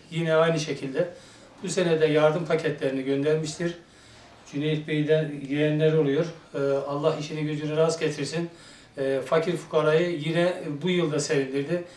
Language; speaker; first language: Turkish; native; Turkish